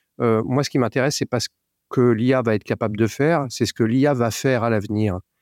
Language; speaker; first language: French; native; French